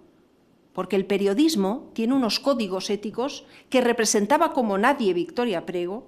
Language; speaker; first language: Spanish; native; Spanish